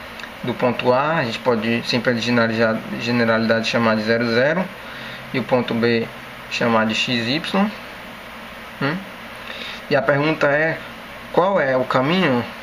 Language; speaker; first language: Portuguese; native; Portuguese